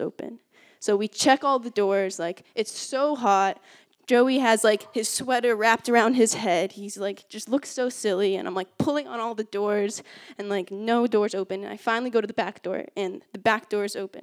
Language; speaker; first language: English; native; English